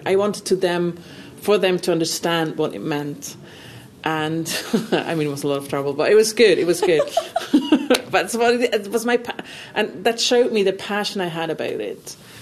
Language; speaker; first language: English; non-native, fluent; German